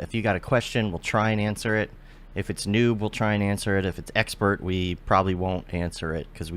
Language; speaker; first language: English; native; English